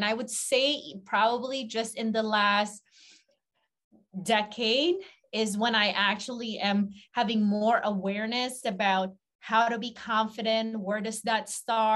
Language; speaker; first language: English; non-native, local second language; Filipino